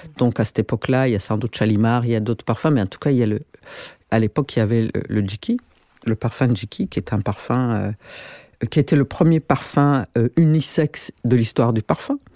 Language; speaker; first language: French; non-native, local second language; Rundi